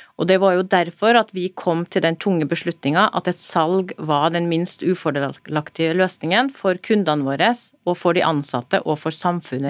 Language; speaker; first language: Norwegian; native; Norwegian